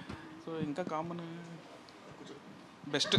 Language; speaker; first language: Telugu; native; Telugu